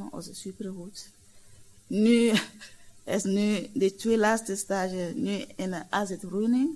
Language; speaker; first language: Dutch; non-native, learner; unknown